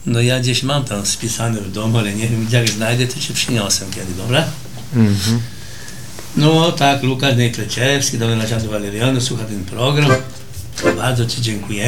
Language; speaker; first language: Polish; early bilingual, heritage; Polish